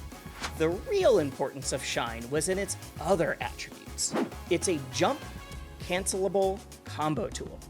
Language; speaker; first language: English; native; English